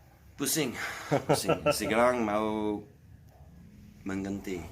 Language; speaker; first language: Indonesian; non-native, learner; French